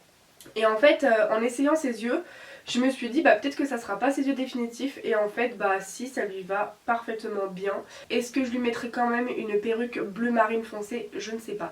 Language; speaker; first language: French; native; French